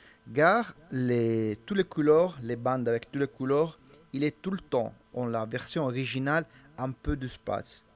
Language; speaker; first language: French; non-native, learner; Italian